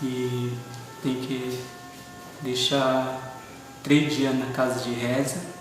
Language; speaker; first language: Portuguese; non-native, local second language; Guarani